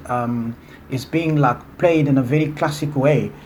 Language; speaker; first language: English; non-native, fluent; Lingala